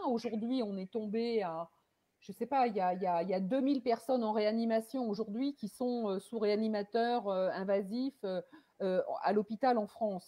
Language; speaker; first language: French; native; French